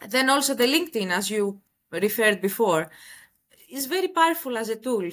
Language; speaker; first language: English; non-native, fluent; Greek